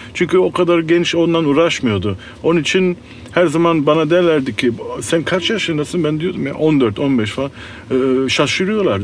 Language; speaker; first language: Turkish; early bilingual, heritage; Turkish